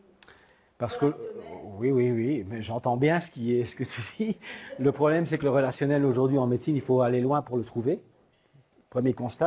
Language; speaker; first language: French; native; French